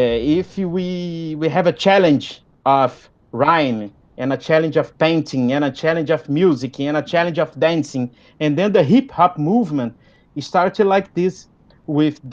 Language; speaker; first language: English; non-native, fluent; Portuguese